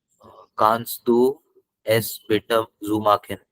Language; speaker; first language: German; non-native, learner; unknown